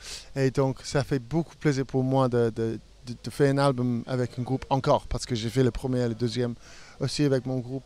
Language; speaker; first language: French; non-native, fluent; English